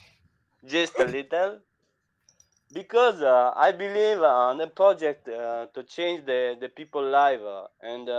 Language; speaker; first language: English; non-native, learner; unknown